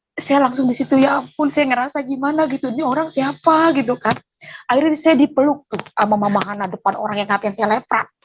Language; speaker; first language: Indonesian; native; Indonesian